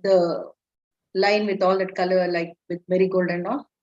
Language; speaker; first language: English; non-native, local second language; Kannada